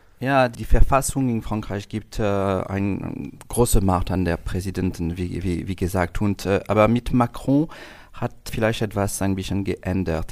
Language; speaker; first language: German; non-native, learner; French